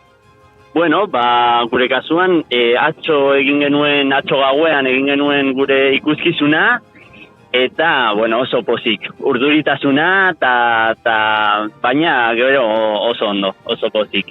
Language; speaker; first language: Basque; non-native, local second language; Spanish